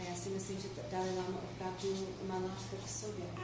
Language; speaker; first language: Czech; non-native, fluent; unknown